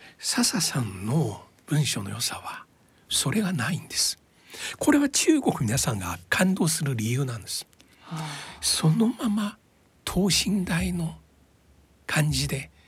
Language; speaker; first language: Japanese; non-native, fluent; Chinese